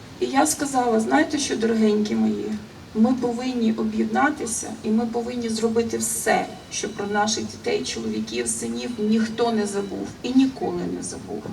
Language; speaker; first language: Ukrainian; non-native, local second language; Russian